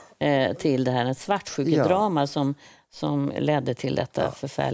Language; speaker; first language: Swedish; native; Swedish